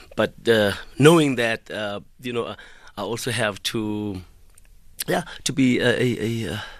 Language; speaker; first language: English; non-native, local second language; Xhosa